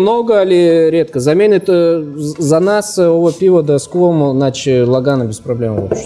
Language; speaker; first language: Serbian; non-native, fluent; Russian